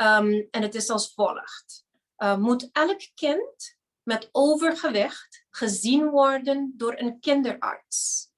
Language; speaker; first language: Dutch; non-native, local second language; Papiamento